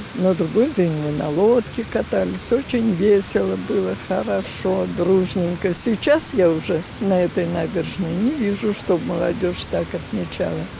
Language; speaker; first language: Russian; native; Russian